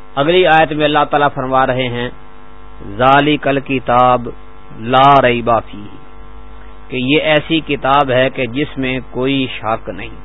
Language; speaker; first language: Urdu; non-native, local second language; Punjabi